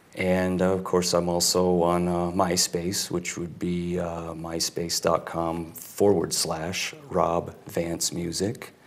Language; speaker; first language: English; native; English